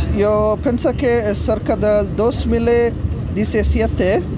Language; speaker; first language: Spanish; non-native, learner; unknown